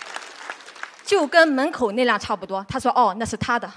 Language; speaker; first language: Chinese; native; Chinese